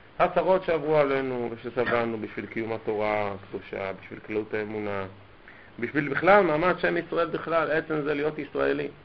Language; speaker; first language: Hebrew; native; Hebrew